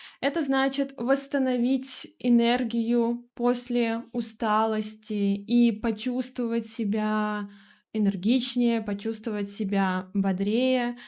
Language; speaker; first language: Russian; native; Russian